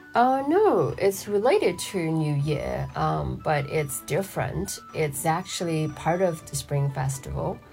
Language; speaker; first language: English; non-native, fluent; Chinese